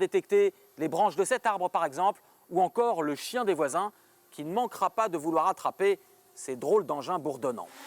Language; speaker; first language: French; native; French